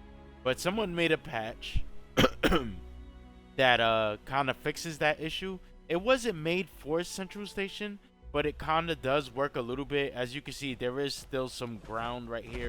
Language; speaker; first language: English; native; English